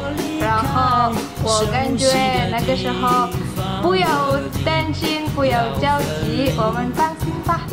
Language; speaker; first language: Chinese; non-native, learner; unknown